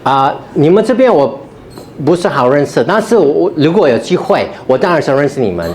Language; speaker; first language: Chinese; early bilingual, heritage; Cantonese